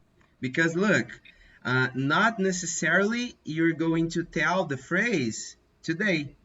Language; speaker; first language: English; non-native, fluent; Portuguese